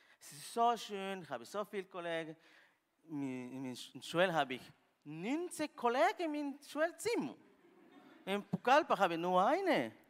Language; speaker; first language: German; non-native, learner; Spanish